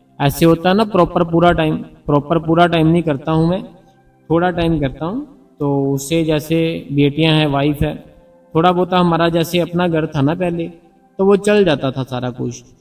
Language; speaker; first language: Hindi; non-native, local second language; Punjabi